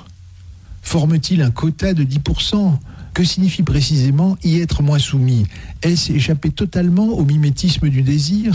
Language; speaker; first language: French; native; French